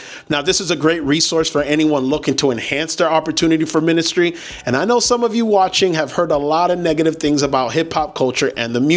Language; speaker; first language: English; native; English